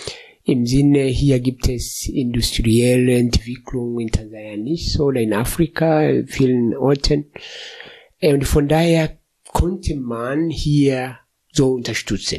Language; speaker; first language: German; non-native, fluent; Swahili